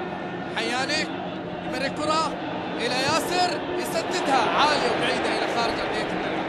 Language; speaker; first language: Arabic; native; Arabic